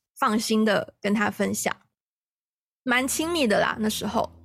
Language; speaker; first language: Chinese; native; Chinese